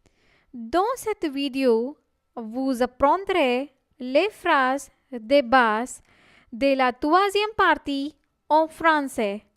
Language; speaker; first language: French; non-native, fluent; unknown